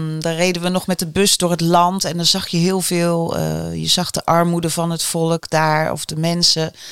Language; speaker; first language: Dutch; native; Dutch